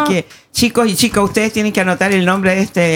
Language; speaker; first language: Spanish; native; Spanish